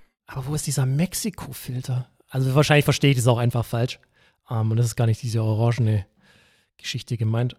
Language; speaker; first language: German; native; German